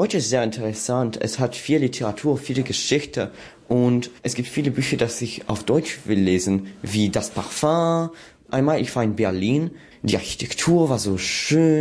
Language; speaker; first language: German; non-native, learner; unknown